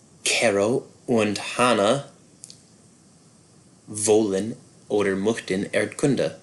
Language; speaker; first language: German; non-native, fluent; English